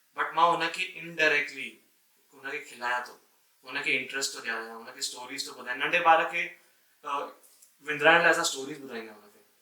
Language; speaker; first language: Sindhi; native; Sindhi